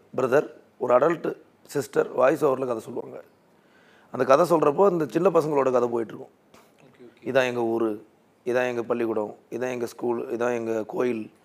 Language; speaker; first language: Tamil; native; Tamil